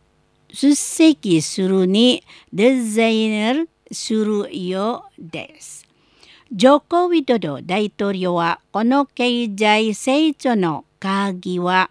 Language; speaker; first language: Japanese; non-native, learner; Indonesian